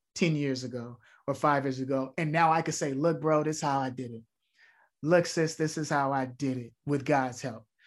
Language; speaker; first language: English; native; English